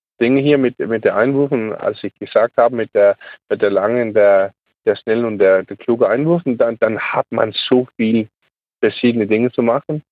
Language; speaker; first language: German; non-native, learner; Danish